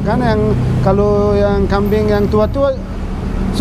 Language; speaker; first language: Indonesian; non-native, learner; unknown